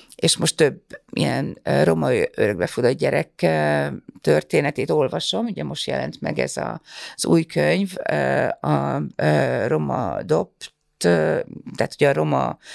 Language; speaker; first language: Hungarian; early bilingual, other home language; Russian